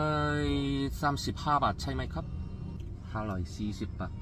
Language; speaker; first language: Korean; native; Korean